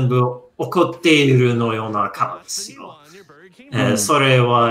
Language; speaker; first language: Japanese; non-native, learner; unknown